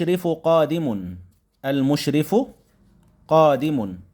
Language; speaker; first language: Arabic; non-native, fluent; Indonesian